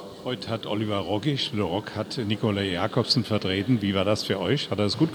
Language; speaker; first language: German; native; German